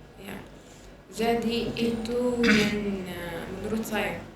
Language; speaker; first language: Indonesian; non-native, learner; Arabic